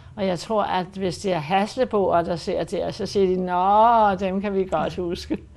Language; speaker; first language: Danish; native; Danish